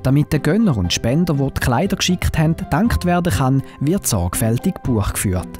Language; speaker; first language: German; native; German